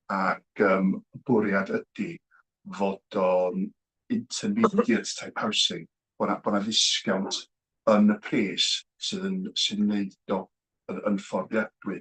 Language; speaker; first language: Welsh; native; Welsh